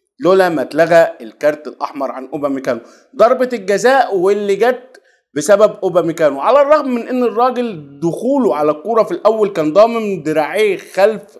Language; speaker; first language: Arabic; native; Arabic